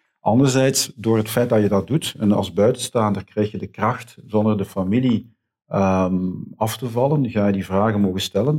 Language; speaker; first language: Dutch; native; Dutch